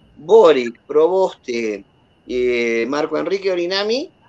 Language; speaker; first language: Spanish; native; Spanish